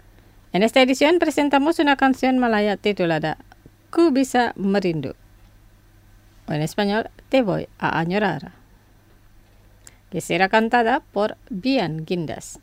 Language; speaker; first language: Spanish; non-native, fluent; Indonesian